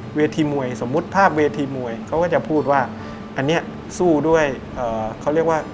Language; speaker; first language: Thai; native; Thai